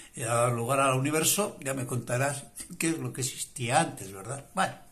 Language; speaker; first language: Spanish; native; Spanish